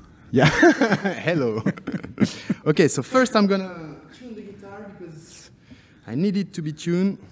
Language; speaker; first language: English; non-native, fluent; French